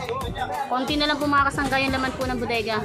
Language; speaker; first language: Filipino; native; Filipino